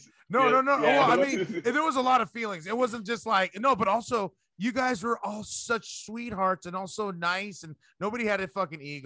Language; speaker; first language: English; early bilingual, other home language; Spanish